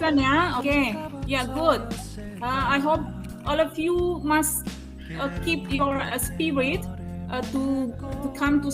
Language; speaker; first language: English; non-native, learner; Indonesian